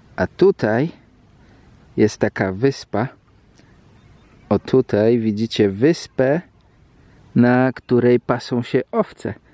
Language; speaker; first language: Polish; native; Polish